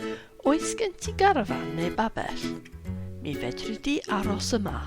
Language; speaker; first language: Welsh; non-native, fluent; English